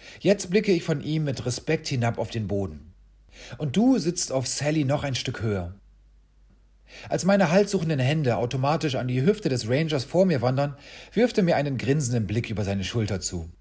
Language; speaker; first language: German; native; German